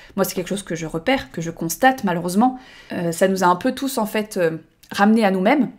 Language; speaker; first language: French; native; French